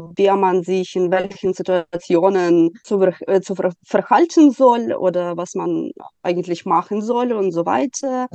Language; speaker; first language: German; non-native, fluent; Ukrainian